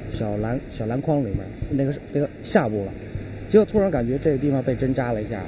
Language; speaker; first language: Chinese; native; Chinese